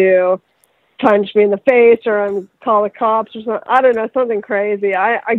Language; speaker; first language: English; native; English